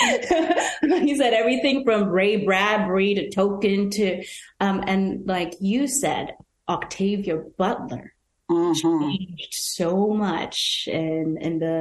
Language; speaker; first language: English; non-native, local second language; Yoruba